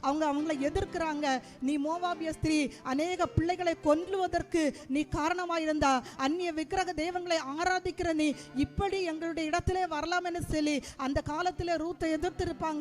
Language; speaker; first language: Tamil; native; Tamil